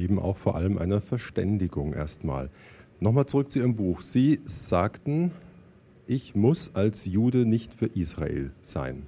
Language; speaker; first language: German; native; German